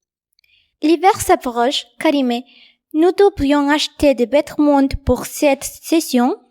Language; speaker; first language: French; non-native, learner; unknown